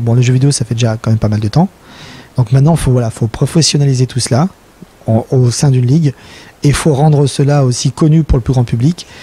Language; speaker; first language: French; native; French